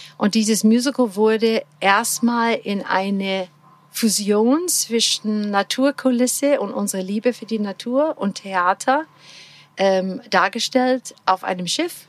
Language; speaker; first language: German; non-native, fluent; English